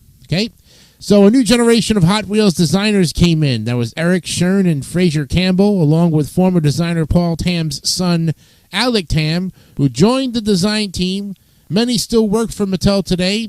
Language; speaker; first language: English; native; English